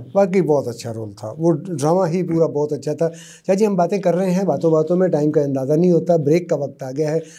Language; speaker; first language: Urdu; non-native, local second language; Punjabi